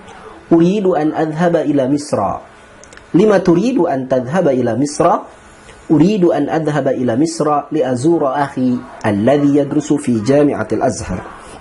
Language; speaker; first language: Arabic; non-native, fluent; Indonesian